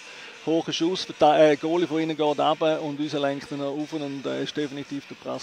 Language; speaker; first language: German; native; German